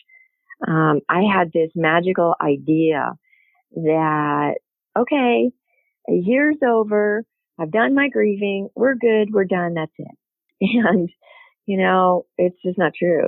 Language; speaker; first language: English; native; English